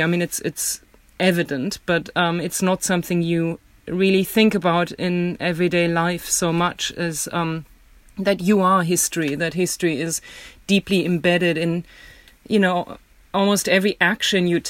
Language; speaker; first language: English; non-native, fluent; German